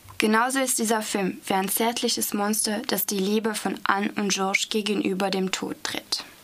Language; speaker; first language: German; non-native, fluent; French